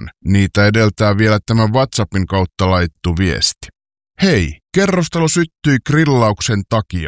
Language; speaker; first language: Finnish; native; Finnish